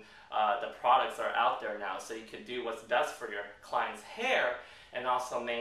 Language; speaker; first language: English; native; English